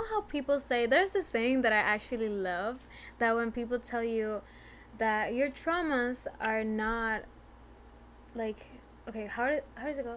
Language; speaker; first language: English; non-native, fluent; Spanish